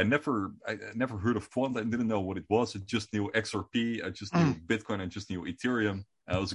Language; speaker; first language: English; non-native, fluent; Dutch